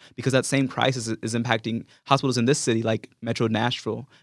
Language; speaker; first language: English; native; English